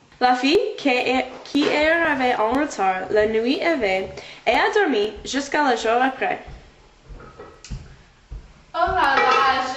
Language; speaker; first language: French; non-native, learner; English